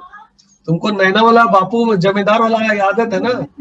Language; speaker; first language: Hindi; native; Hindi